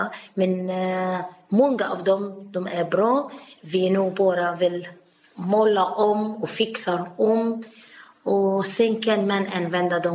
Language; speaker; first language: Swedish; non-native, learner; Arabic